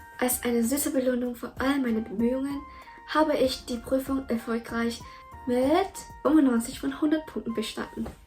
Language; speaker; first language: German; early bilingual, other home language; Vietnamese